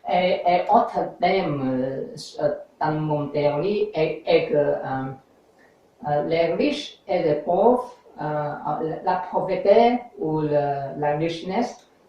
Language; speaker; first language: French; non-native, learner; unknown